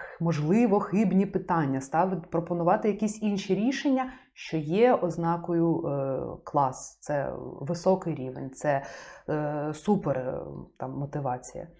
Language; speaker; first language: Ukrainian; native; Ukrainian